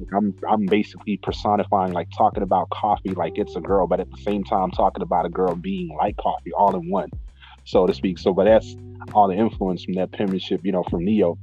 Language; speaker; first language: English; non-native, local second language; Shona